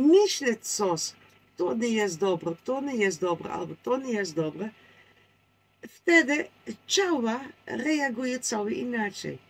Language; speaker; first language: Polish; non-native, learner; Dutch